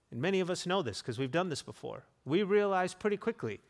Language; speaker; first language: English; native; English